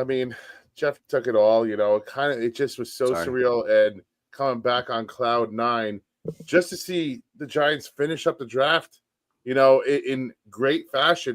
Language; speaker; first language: English; native; English